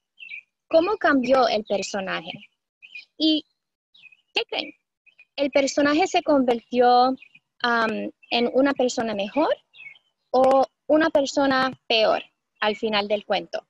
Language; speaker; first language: Spanish; early bilingual, heritage; Spanish